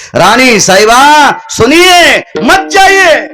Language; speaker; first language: Hindi; non-native, local second language; Marathi